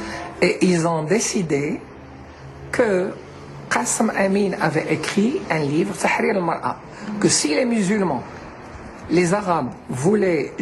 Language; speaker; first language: French; non-native, local second language; Arabic